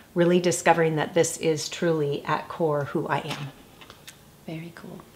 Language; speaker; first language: English; native; English